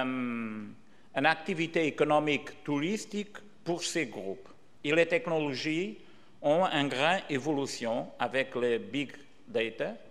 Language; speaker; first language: French; non-native, learner; Portuguese